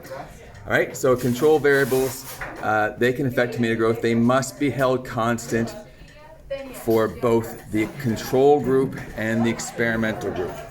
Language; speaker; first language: English; native; English